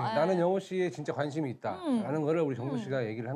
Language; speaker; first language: Korean; native; Korean